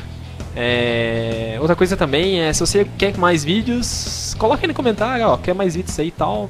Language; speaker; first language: Portuguese; native; Portuguese